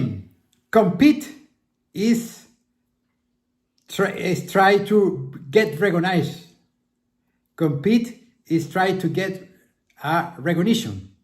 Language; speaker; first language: English; non-native, fluent; Spanish